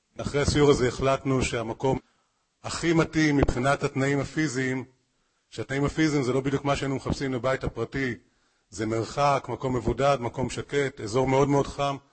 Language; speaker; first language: Hebrew; native; Hebrew